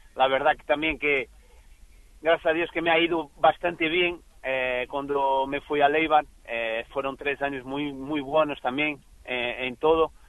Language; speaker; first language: Spanish; non-native, fluent; Portuguese